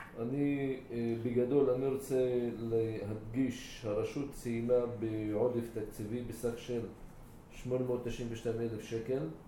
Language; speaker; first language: Hebrew; non-native, local second language; Arabic